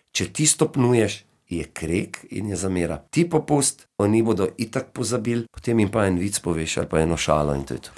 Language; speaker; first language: Slovenian; native; Slovenian